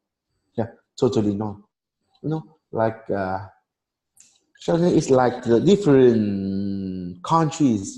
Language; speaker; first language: English; non-native, learner; Vietnamese